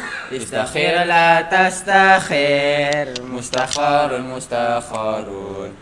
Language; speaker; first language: Arabic; non-native, learner; Malay